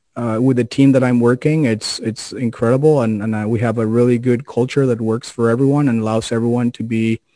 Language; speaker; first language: English; non-native, fluent; Spanish